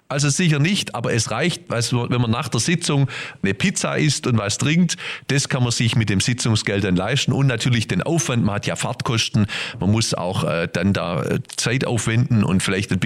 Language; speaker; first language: German; native; German